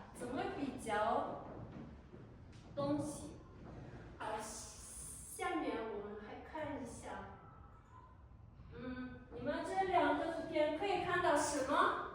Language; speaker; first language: Chinese; non-native, fluent; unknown